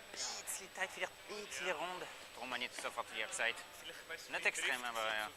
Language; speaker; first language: German; non-native, fluent; French